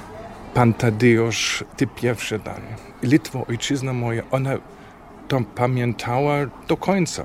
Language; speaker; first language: Polish; non-native, fluent; German